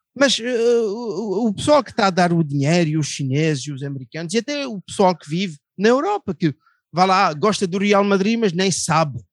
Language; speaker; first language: Portuguese; non-native, fluent; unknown